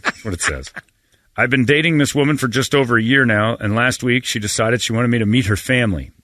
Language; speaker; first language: English; native; English